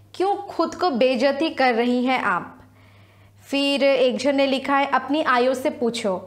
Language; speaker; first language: Hindi; non-native, local second language; Sadri